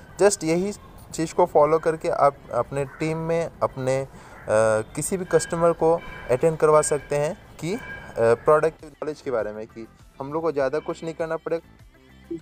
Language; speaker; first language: Hindi; native; Hindi